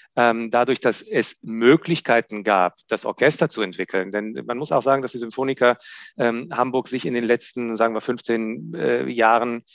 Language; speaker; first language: German; non-native, fluent; Hebrew